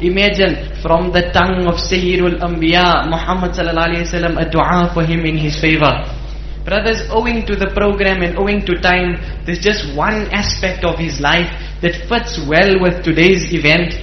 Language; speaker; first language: English; native; English